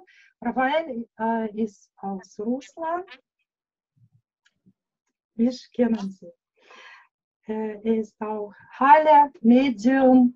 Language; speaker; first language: German; non-native, learner; Russian